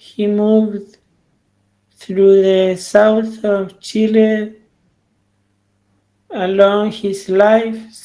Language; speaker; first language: English; non-native, learner; Spanish